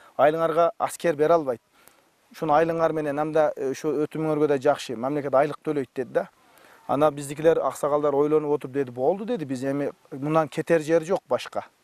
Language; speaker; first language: Kyrgyz; native; Kyrgyz